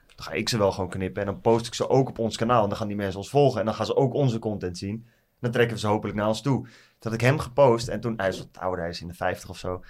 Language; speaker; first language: Dutch; native; Dutch